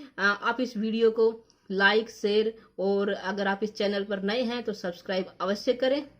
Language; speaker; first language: Hindi; native; Hindi